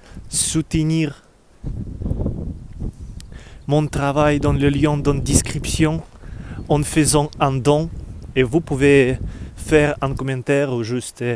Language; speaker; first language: French; non-native, learner; Russian